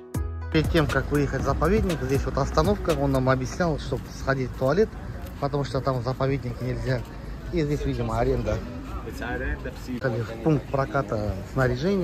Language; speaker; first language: Russian; native; Russian